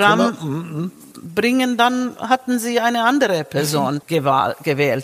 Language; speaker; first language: German; non-native, fluent; Finnish